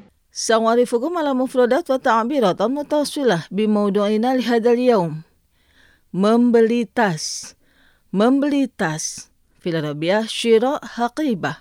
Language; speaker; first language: Arabic; non-native, fluent; Indonesian